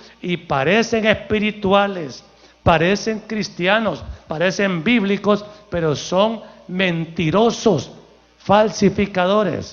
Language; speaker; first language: Spanish; native; Spanish